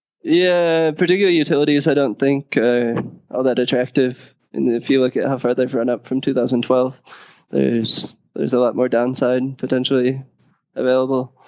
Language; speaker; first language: English; native; English